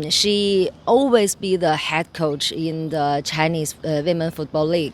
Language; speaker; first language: English; non-native, learner; Chinese